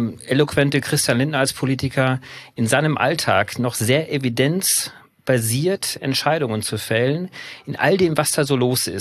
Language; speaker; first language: German; native; German